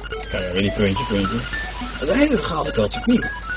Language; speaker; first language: Dutch; native; Dutch